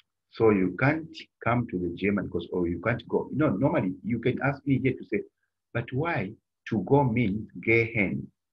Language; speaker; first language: English; non-native, local second language; Bemba